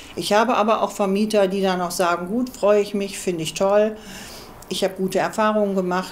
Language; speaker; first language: German; native; German